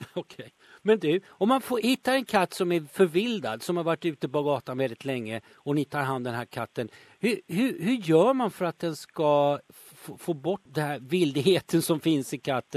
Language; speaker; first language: Swedish; native; Swedish